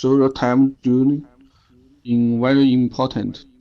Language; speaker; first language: English; non-native, learner; Chinese